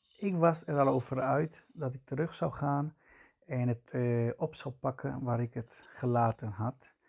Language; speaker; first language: Dutch; non-native, fluent; Spanish